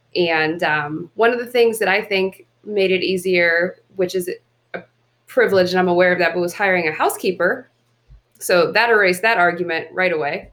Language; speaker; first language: English; native; English